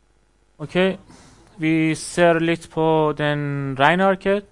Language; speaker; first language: Norwegian; non-native, fluent; Persian